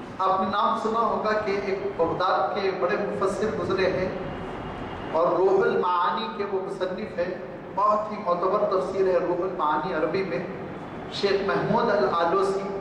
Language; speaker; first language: Urdu; native; Urdu